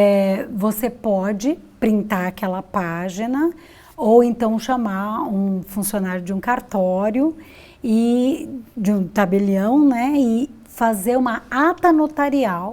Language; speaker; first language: Portuguese; native; Portuguese